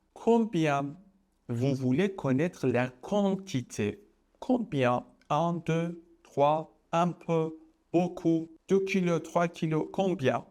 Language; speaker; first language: French; non-native, fluent; Persian